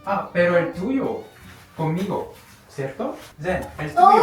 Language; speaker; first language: Spanish; non-native, fluent; Korean